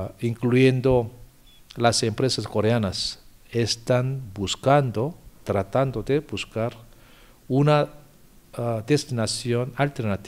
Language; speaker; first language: Spanish; non-native, fluent; Korean